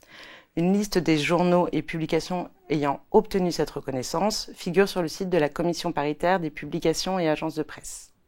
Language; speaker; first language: French; native; French